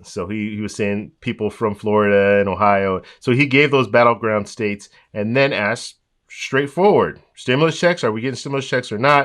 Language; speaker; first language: English; native; English